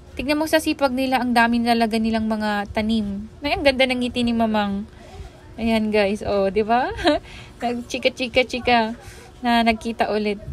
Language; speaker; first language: Filipino; non-native, local second language; Iloko